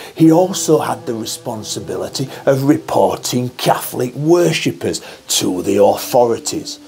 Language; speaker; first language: English; native; English